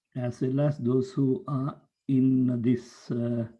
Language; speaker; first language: English; non-native, local second language; Sinhala